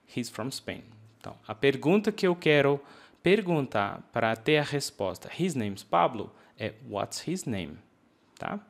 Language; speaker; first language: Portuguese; native; Portuguese